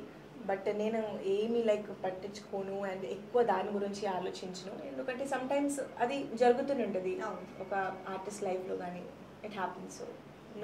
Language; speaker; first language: Telugu; non-native, local second language; Hindi